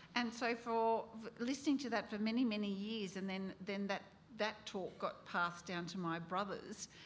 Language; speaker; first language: English; native; English